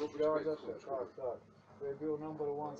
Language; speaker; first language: Polish; non-native, learner; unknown